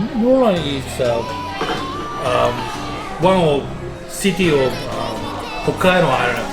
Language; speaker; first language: English; non-native, learner; Japanese